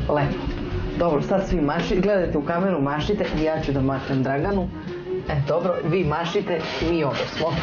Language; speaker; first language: Serbian; native; Serbian